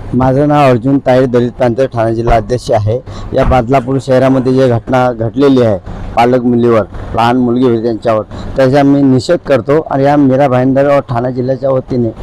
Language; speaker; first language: Marathi; native; Marathi